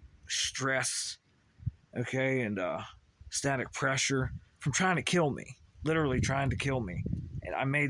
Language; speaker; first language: English; native; English